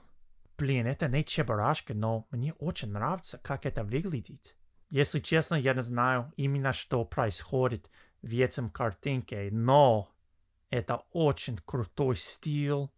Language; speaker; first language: Russian; non-native, fluent; English